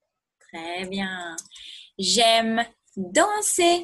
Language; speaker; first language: French; non-native, fluent; English